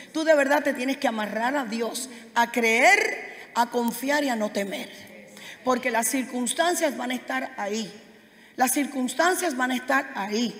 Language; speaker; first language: Spanish; native; Spanish